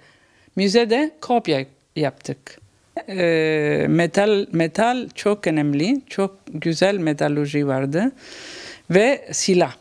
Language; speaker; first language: Turkish; non-native, learner; Italian